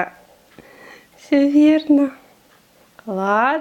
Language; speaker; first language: Russian; native; Russian